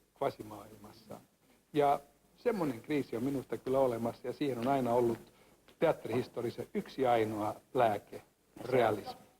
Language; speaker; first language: Finnish; non-native, local second language; Swedish